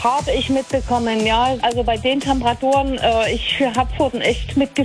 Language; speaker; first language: German; native; German